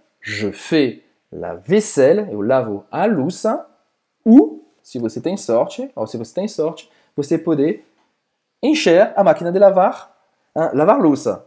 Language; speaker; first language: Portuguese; non-native, fluent; French